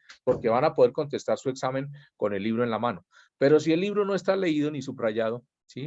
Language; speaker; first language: Spanish; native; Spanish